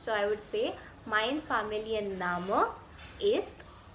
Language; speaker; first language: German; non-native, fluent; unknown